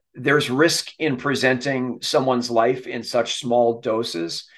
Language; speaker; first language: English; native; English